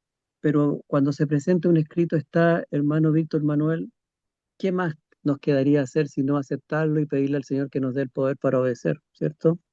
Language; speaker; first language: Spanish; native; Spanish